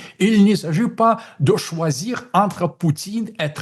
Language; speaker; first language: French; non-native, fluent; Russian